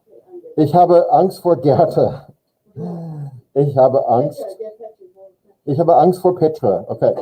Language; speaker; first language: German; non-native, fluent; English